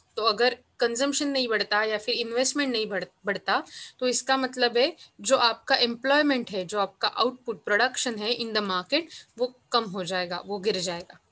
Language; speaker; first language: Hindi; non-native, local second language; Marathi